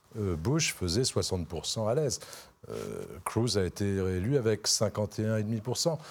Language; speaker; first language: French; native; French